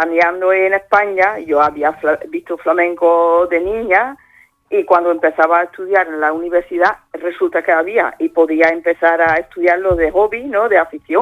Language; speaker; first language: Spanish; non-native, fluent; Dutch